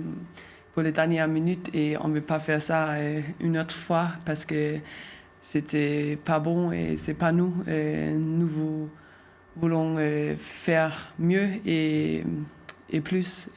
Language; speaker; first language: French; non-native, learner; Danish